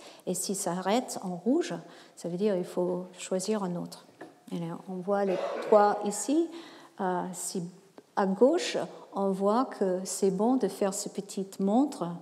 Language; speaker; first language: French; non-native, fluent; English